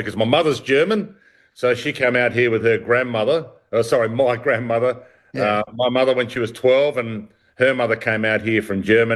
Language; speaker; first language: English; native; English